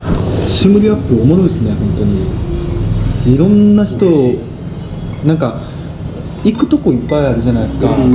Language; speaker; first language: Japanese; native; Japanese